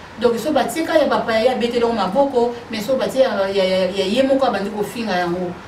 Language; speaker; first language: Lingala; non-native, local second language; Kongo